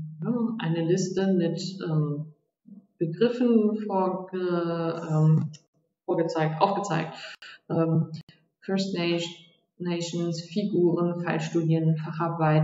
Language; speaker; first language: German; native; German